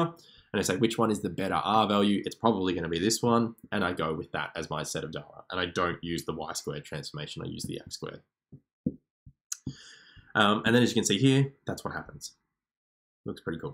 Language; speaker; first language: English; native; English